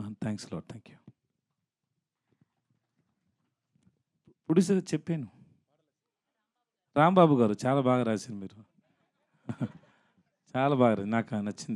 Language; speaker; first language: Telugu; non-native, learner; Tamil